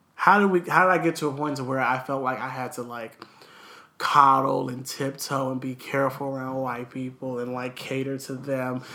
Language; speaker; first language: English; native; English